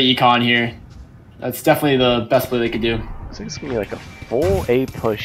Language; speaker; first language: English; native; English